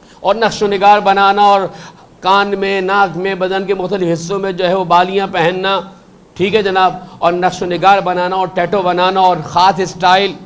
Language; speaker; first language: Urdu; native; Urdu